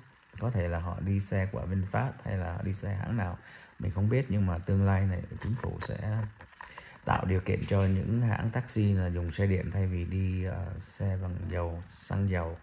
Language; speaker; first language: Vietnamese; early bilingual, heritage; Vietnamese